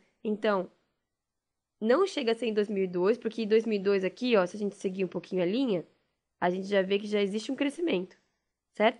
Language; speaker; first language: Portuguese; native; Portuguese